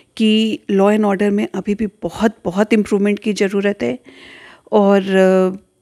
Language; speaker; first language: Hindi; native; Hindi